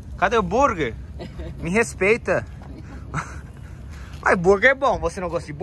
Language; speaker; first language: Portuguese; non-native, learner; English